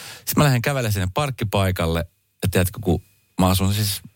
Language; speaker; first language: Finnish; early bilingual, other home language; Spanish